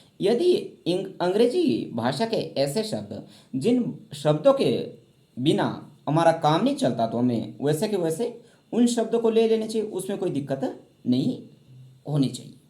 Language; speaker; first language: Hindi; native; Hindi